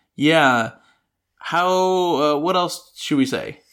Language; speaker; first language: English; native; English